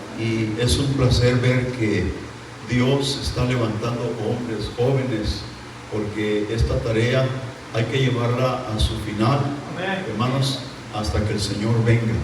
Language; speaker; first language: Spanish; native; Spanish